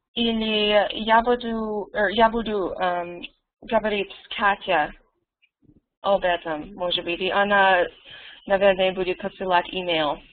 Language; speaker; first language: Russian; non-native, learner; English